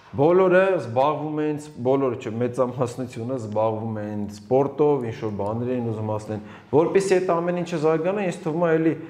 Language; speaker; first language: Armenian; native; Armenian